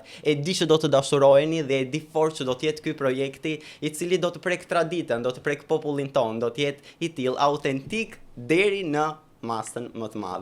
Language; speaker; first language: Albanian; native; Albanian